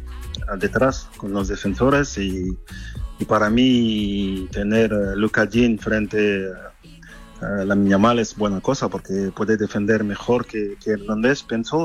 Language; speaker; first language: Spanish; non-native, fluent; French